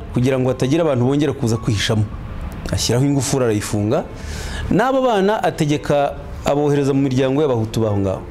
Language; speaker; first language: Kinyarwanda; native; Kinyarwanda